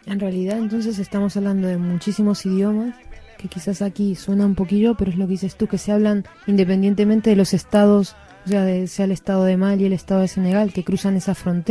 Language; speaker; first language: Spanish; native; Spanish